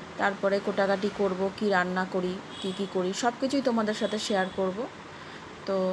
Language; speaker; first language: Bangla; native; Bangla